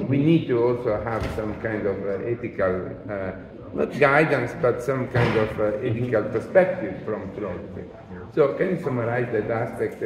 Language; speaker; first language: English; non-native, fluent; Italian